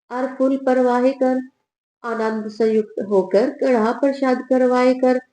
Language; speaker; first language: Hindi; non-native, local second language; Punjabi